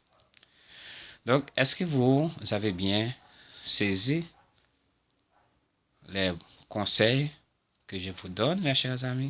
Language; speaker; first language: French; non-native, local second language; Haitian Creole